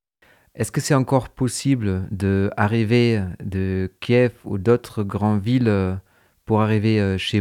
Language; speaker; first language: French; native; French